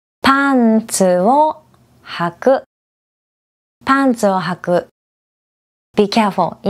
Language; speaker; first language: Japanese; native; Japanese